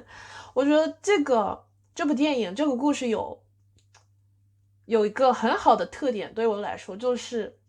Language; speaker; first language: Chinese; non-native, fluent; English